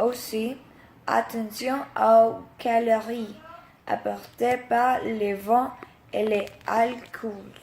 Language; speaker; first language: French; non-native, learner; Spanish